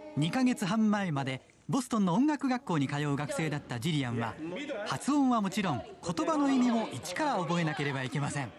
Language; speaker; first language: Japanese; native; Japanese